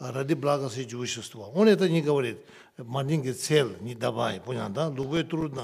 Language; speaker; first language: Russian; non-native, learner; Tibetan